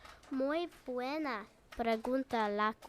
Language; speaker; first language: Spanish; non-native, learner; English